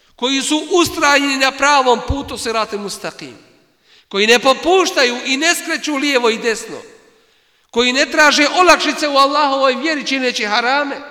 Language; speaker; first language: Bosnian; native; Bosnian